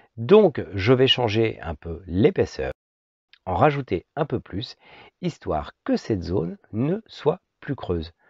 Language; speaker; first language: French; native; French